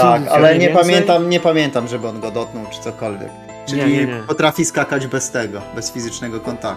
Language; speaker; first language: Polish; native; Polish